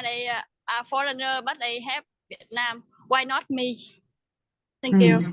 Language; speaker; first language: English; non-native, local second language; Vietnamese